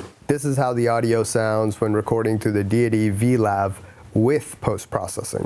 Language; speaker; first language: English; native; English